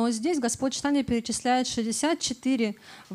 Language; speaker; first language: Russian; native; Russian